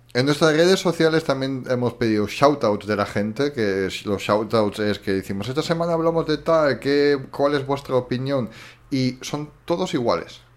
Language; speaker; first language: Spanish; early bilingual, other home language; German